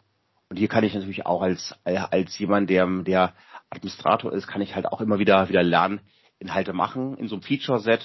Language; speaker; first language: German; native; German